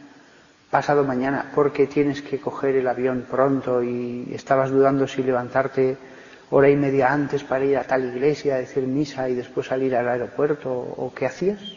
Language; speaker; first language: Spanish; native; Spanish